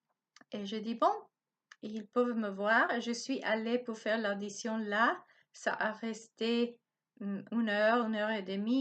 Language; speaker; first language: French; non-native, learner; Spanish